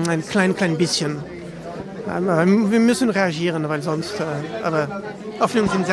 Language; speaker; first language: German; non-native, local second language; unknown